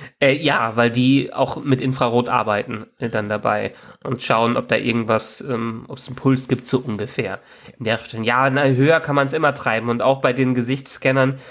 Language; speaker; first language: German; native; German